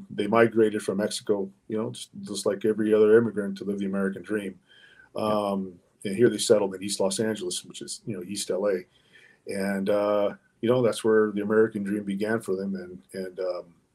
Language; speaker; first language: English; early bilingual, other home language; Spanish